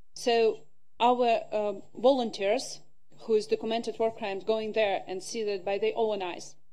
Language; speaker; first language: English; non-native, learner; Ukrainian